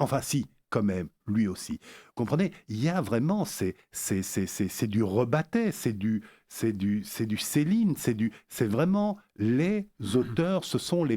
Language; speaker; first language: French; native; French